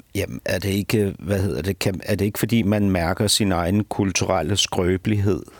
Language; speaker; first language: Danish; native; Danish